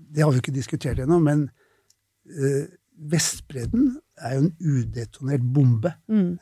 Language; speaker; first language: Norwegian; native; Norwegian